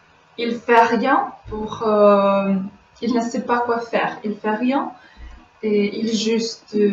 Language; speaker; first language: French; non-native, fluent; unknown